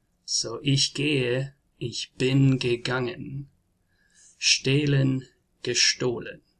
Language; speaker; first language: German; non-native, learner; English